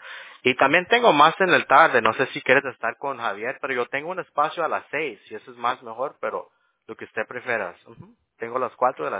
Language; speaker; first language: Spanish; early bilingual, heritage; English